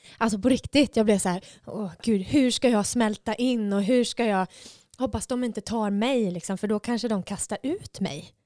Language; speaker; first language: Swedish; native; Swedish